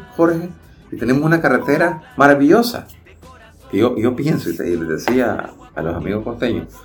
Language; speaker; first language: Spanish; native; Spanish